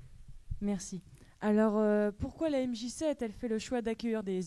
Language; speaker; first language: French; native; French